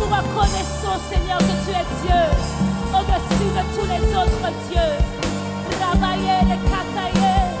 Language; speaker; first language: French; native; French